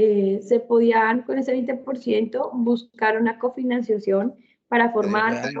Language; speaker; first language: Spanish; native; Spanish